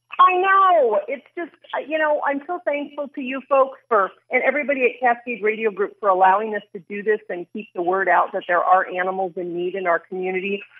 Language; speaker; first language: English; native; English